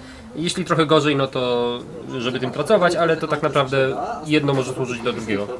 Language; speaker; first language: Polish; native; Polish